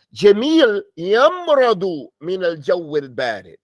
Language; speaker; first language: Arabic; non-native, fluent; English